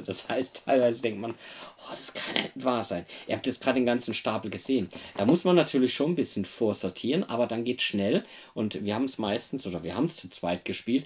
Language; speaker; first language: German; native; German